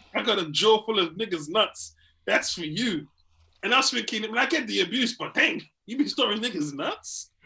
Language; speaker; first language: English; native; English